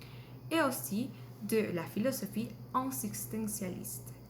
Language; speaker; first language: French; non-native, learner; Spanish